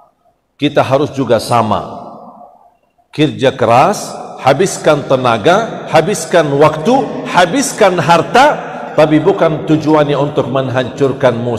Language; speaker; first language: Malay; non-native, fluent; Arabic